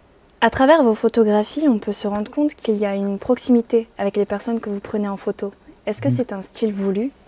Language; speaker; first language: French; native; French